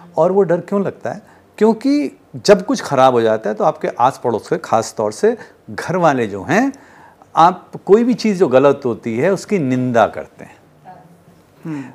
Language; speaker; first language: Hindi; native; Hindi